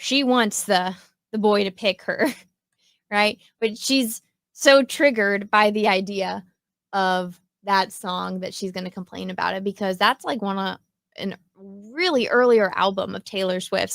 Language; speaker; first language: English; native; English